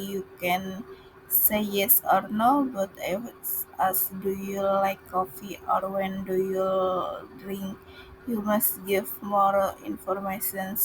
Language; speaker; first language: English; non-native, learner; Indonesian